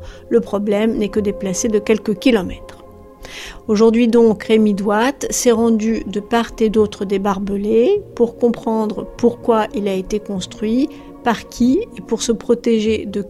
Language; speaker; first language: French; native; French